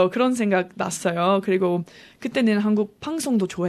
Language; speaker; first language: Korean; non-native, learner; English